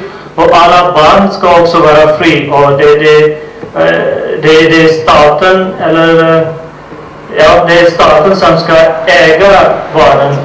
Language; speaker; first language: Swedish; non-native, fluent; Urdu